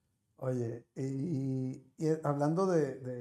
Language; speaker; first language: Spanish; native; Spanish